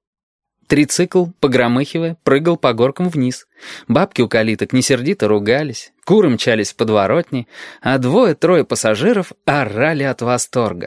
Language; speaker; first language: Russian; native; Russian